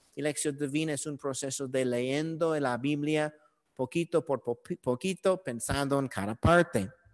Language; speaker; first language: Spanish; non-native, learner; English